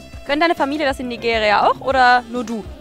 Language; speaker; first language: German; native; German